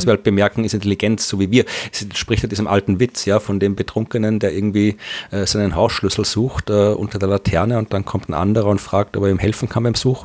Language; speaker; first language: German; native; German